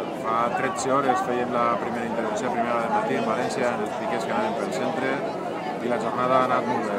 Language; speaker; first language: Catalan; native; Catalan